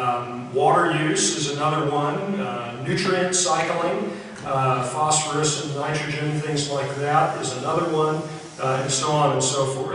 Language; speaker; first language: English; native; English